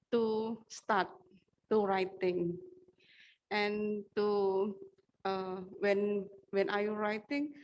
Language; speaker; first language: English; non-native, learner; Indonesian